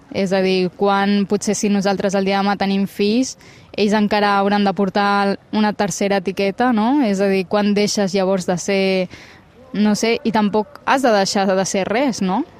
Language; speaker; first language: Catalan; early bilingual, other home language; Punjabi